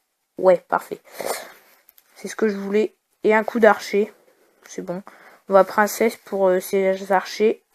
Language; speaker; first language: French; native; French